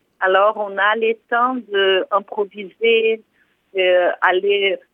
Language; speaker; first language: French; non-native, fluent; Portuguese